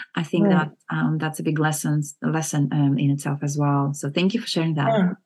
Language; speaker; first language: English; non-native, fluent; Kazakh